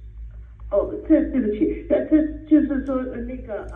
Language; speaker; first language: Chinese; native; Chinese